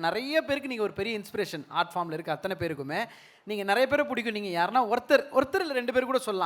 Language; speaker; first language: Tamil; native; Tamil